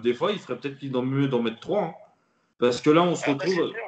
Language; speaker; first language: French; native; French